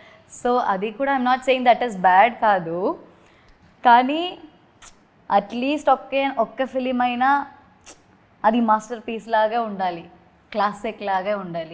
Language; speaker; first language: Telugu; non-native, learner; Malayalam